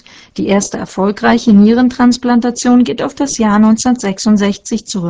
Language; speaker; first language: German; native; German